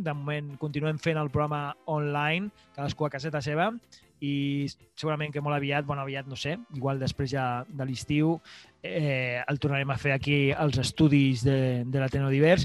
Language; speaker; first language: Catalan; native; Catalan